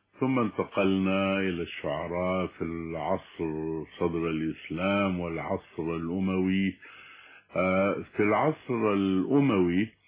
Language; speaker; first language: Arabic; native; Arabic